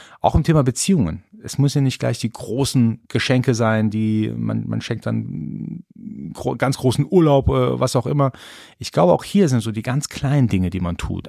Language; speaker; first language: German; early bilingual, other home language; Persian